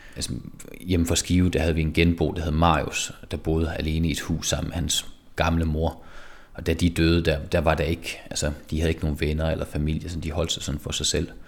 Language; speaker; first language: Danish; native; Danish